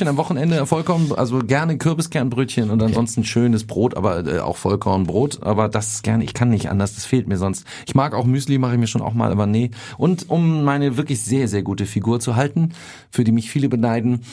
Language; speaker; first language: German; native; German